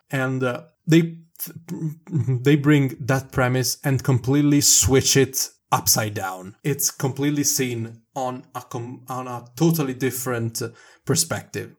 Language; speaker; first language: English; non-native, fluent; Italian